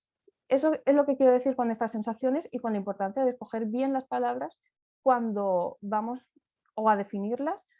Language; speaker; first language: Spanish; native; Spanish